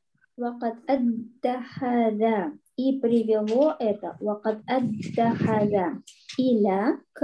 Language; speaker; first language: Arabic; non-native, learner; Russian